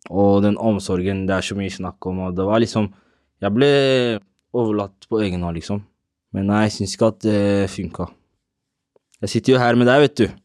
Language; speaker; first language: Norwegian; early bilingual, other home language; Somali